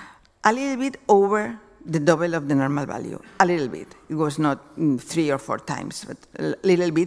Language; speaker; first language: English; non-native, fluent; Spanish